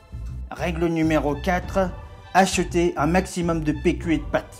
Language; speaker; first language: French; native; French